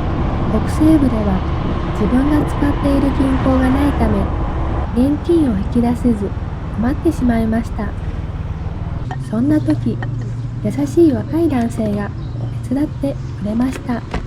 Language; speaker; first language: Japanese; non-native, fluent; Vietnamese